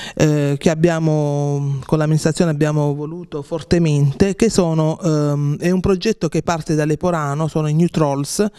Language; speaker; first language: Italian; native; Italian